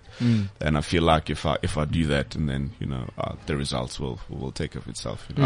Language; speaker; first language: English; non-native, local second language; Zulu